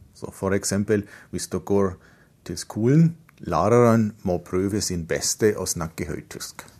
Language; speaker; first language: Norwegian; non-native, fluent; German